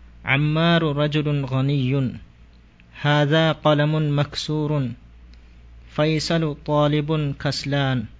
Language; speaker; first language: Arabic; non-native, learner; Divehi